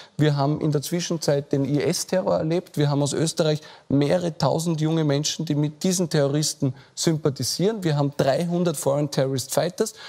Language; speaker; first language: German; native; German